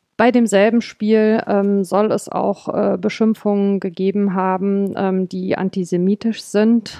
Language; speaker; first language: German; native; German